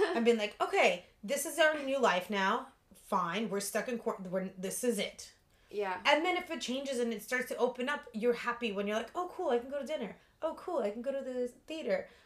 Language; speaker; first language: English; early bilingual, other home language; Russian